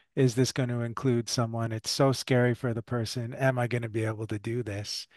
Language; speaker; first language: English; early bilingual, other home language; French